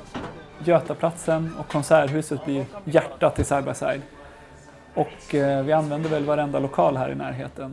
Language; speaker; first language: Swedish; native; Swedish